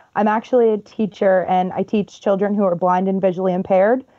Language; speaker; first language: English; native; English